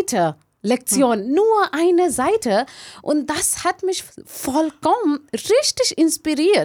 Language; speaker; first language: German; non-native, learner; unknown